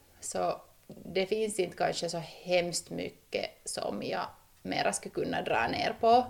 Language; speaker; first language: Swedish; native; Swedish